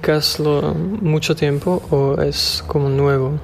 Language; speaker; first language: Spanish; non-native, learner; Slovak